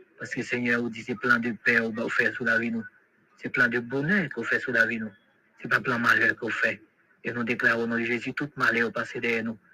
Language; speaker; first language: French; non-native, local second language; Haitian Creole